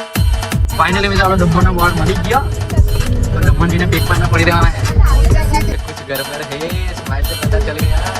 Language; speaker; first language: Hindi; non-native, local second language; Gujarati